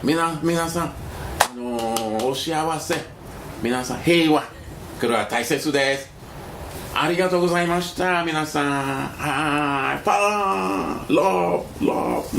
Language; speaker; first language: Japanese; non-native, learner; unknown